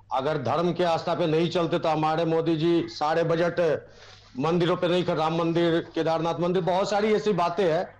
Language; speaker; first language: Hindi; native; Hindi